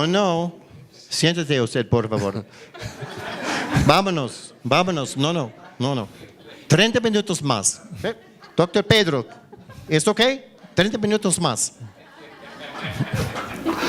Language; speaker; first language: Spanish; non-native, learner; English